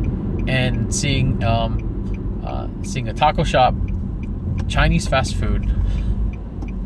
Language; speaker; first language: English; native; English